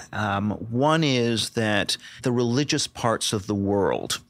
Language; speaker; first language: English; native; English